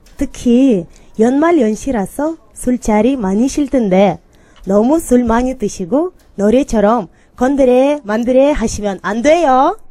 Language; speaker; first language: Korean; non-native, learner; Kyrgyz